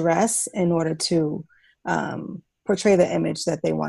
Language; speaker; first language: English; native; English